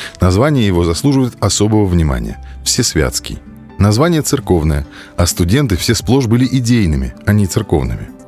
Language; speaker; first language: Russian; native; Russian